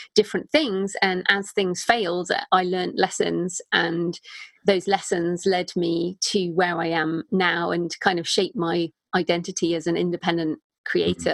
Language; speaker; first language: English; native; English